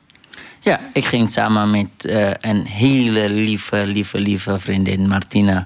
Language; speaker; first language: Dutch; non-native, fluent; Arabic